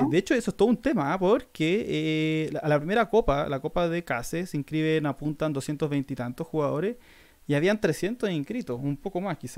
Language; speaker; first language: Spanish; native; Spanish